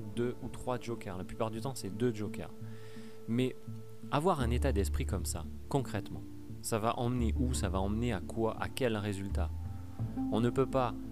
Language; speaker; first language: French; native; French